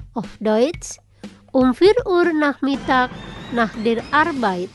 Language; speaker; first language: German; non-native, fluent; Indonesian